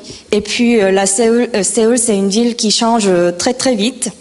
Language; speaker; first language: French; non-native, fluent; Korean